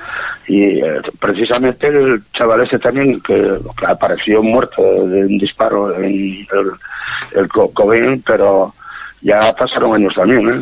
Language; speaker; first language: Spanish; native; Spanish